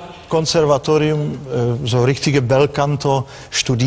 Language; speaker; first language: German; non-native, fluent; Czech